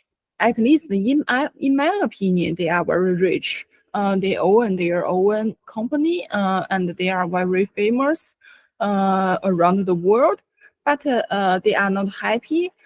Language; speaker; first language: English; non-native, learner; Chinese